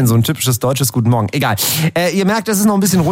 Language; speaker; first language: German; native; German